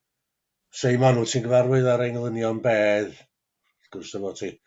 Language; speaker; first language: Welsh; native; Welsh